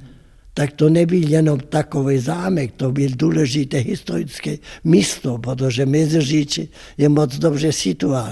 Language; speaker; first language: Czech; non-native, fluent; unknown